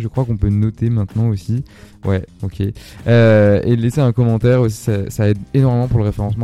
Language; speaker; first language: French; native; French